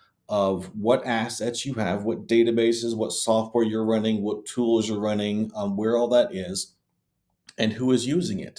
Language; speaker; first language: English; native; English